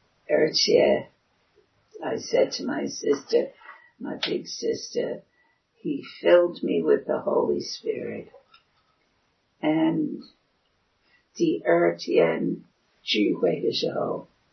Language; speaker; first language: English; early bilingual, other home language; Chinese